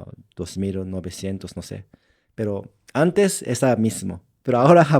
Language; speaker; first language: Spanish; non-native, learner; Japanese